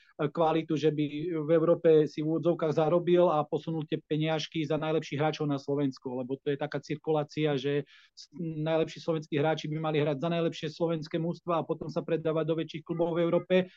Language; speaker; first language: Slovak; native; Slovak